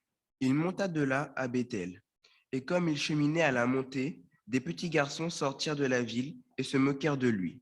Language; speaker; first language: French; native; French